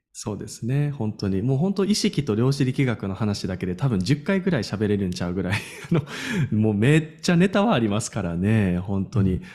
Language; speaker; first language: Japanese; native; Japanese